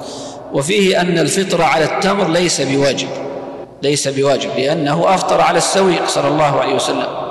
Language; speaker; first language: Arabic; native; Arabic